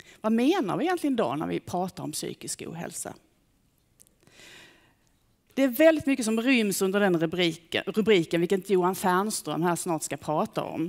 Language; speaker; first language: Swedish; native; Swedish